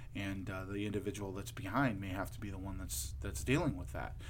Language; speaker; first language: English; native; English